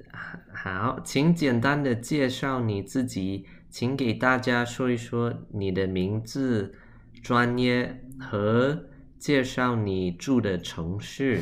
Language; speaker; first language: Chinese; early bilingual, heritage; Chinese